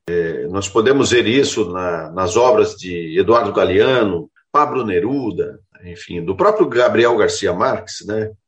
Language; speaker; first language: Portuguese; native; Portuguese